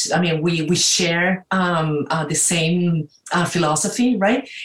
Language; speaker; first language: English; non-native, fluent; Spanish